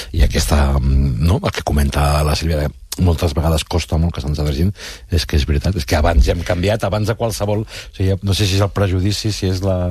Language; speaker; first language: Catalan; non-native, local second language; Spanish